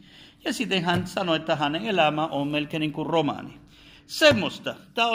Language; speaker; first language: Finnish; non-native, fluent; Spanish